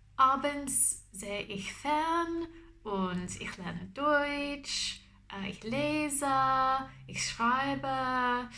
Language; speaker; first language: German; non-native, learner; English